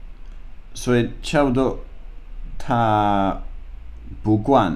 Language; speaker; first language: Chinese; non-native, fluent; English